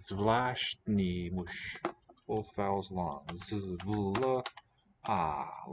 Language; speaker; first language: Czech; non-native, learner; English